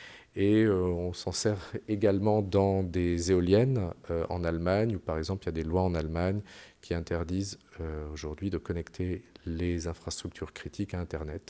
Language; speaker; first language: French; native; French